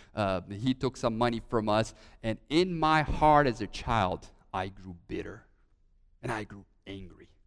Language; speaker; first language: English; early bilingual, other home language; Romanian